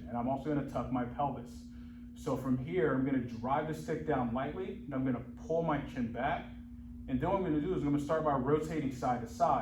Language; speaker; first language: English; native; English